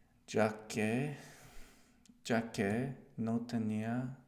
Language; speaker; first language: Spanish; non-native, learner; English